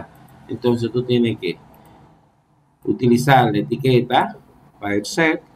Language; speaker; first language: Spanish; native; Spanish